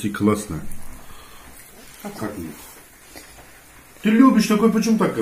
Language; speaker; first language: Russian; non-native, learner; Turkish